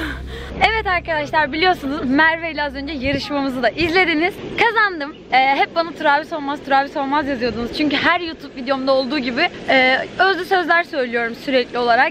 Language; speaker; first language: Turkish; native; Turkish